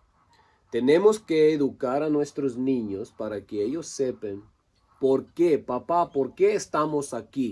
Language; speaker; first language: Spanish; non-native, local second language; Low German